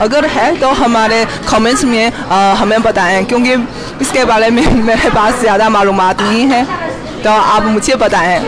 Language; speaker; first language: Hindi; non-native, fluent; Chinese